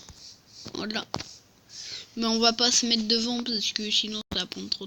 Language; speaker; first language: French; native; French